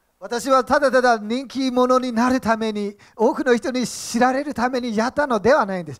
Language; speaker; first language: Japanese; native; Japanese